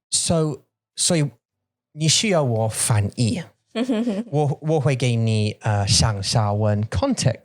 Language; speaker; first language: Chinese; non-native, learner; English